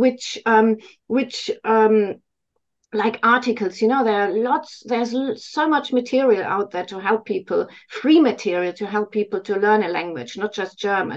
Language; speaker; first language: English; non-native, fluent; German